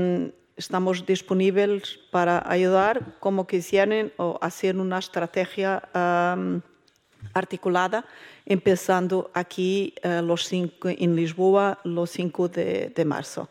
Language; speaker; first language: Spanish; non-native, learner; Portuguese